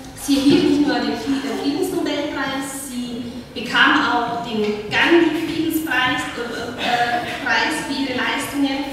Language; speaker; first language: German; non-native, fluent; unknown